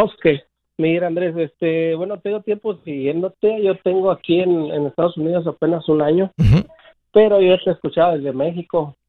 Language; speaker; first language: Spanish; native; Spanish